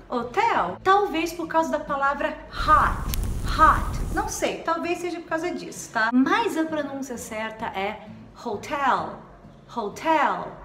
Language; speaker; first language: Portuguese; native; Portuguese